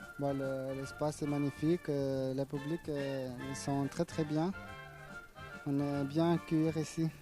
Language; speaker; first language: French; non-native, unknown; Ukrainian